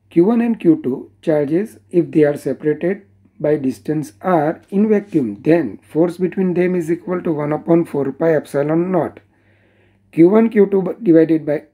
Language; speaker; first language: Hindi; non-native, local second language; Gujarati